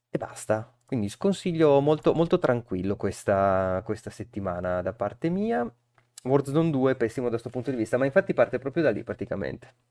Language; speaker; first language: Italian; native; Italian